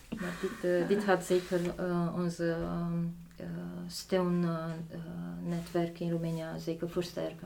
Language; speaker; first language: Dutch; non-native, fluent; Polish